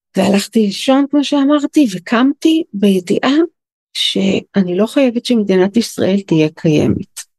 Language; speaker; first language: Hebrew; native; Hebrew